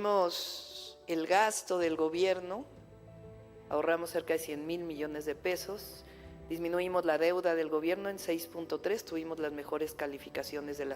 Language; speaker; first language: Spanish; native; Spanish